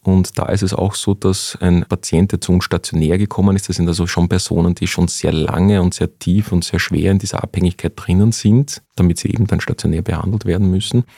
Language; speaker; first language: German; native; German